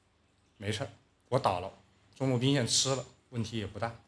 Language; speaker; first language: Chinese; native; Chinese